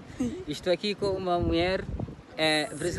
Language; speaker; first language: Portuguese; non-native, learner; Swahili